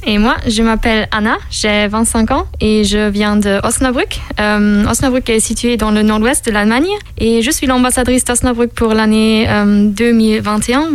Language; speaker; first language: French; non-native, fluent; German